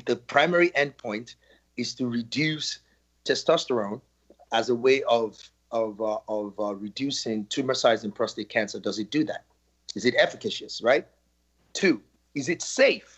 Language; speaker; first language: English; non-native, local second language; Yoruba